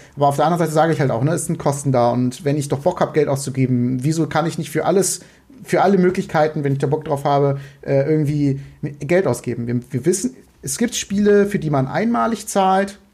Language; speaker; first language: German; native; German